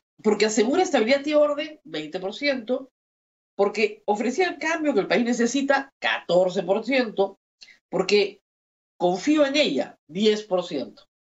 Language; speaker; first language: Spanish; native; Spanish